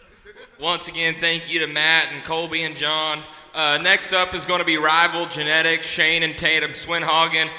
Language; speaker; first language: English; native; English